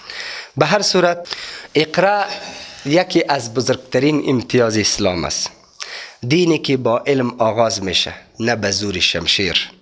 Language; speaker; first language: Persian; native; Persian